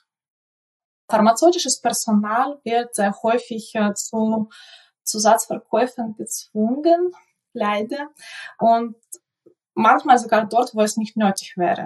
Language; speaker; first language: German; non-native, fluent; Ukrainian